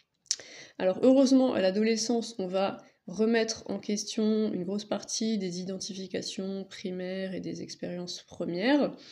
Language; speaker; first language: French; native; French